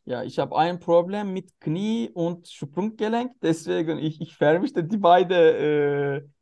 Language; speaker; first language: German; non-native, learner; Turkish